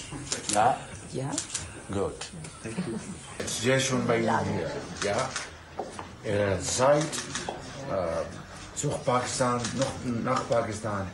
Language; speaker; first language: German; non-native, learner; Urdu